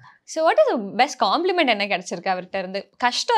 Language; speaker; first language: Tamil; native; Tamil